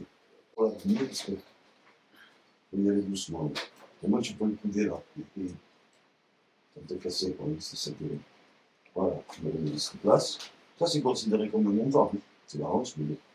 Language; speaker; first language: French; native; French